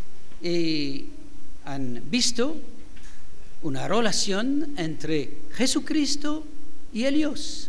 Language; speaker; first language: Spanish; non-native, fluent; French